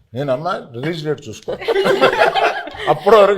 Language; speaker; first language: Telugu; native; Telugu